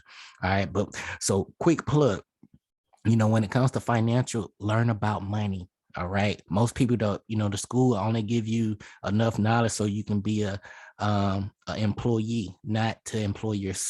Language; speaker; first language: English; native; English